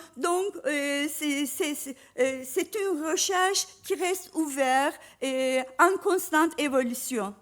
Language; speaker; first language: French; non-native, fluent; Turkish